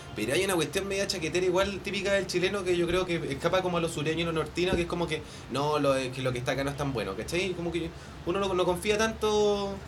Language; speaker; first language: Spanish; native; Spanish